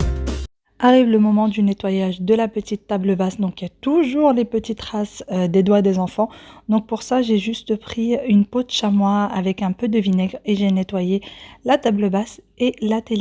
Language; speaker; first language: French; native; French